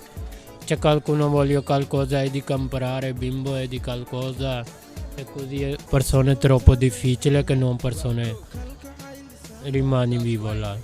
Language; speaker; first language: Italian; non-native, learner; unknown